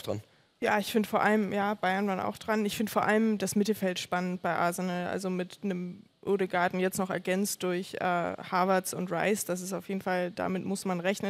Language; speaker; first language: German; native; German